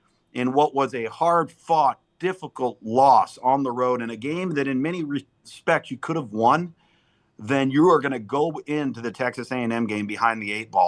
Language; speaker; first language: English; native; English